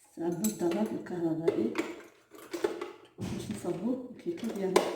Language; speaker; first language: Arabic; native; Arabic